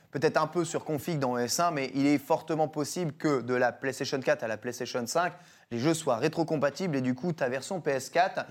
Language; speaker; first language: French; native; French